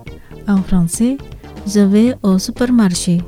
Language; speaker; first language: French; non-native, fluent; Indonesian